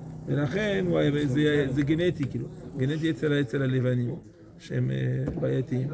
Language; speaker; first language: Hebrew; non-native, fluent; French